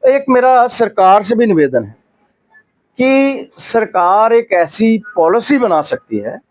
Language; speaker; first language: Hindi; non-native, local second language; Punjabi